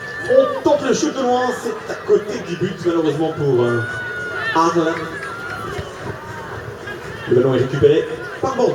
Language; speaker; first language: French; native; French